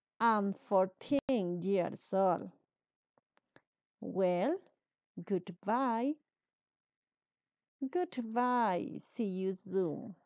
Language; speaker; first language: English; non-native, learner; Spanish